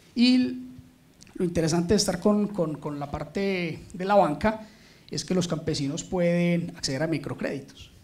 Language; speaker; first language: Spanish; native; Spanish